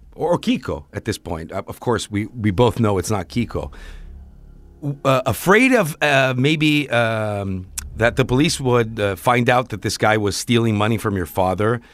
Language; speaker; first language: English; non-native, fluent; Italian